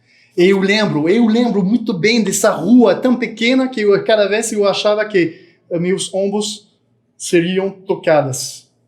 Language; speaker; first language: Portuguese; non-native, fluent; French